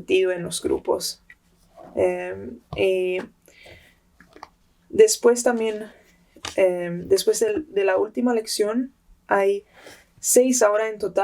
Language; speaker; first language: Spanish; early bilingual, heritage; Spanish